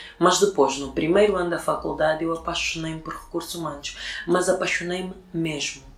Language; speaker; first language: Portuguese; early bilingual, other home language; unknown